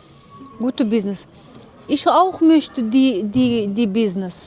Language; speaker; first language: German; non-native, learner; Uzbek